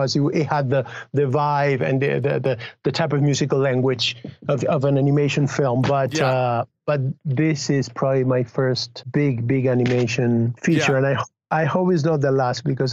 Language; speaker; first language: English; non-native, fluent; Spanish